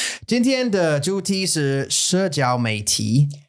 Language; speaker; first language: Chinese; non-native, learner; English